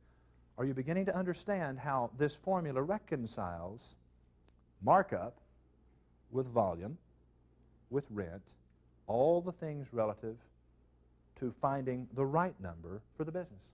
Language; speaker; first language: English; native; English